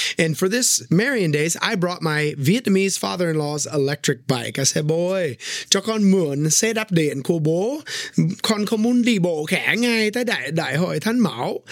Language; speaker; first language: Vietnamese; non-native, learner; English